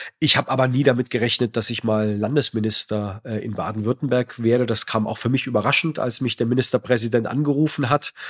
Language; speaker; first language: German; native; German